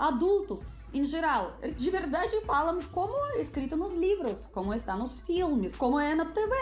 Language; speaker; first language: Portuguese; non-native, fluent; Russian